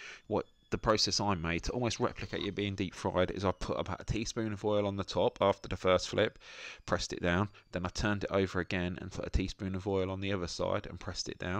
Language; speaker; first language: English; native; English